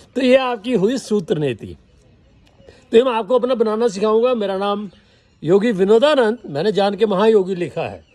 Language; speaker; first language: Hindi; non-native, local second language; Punjabi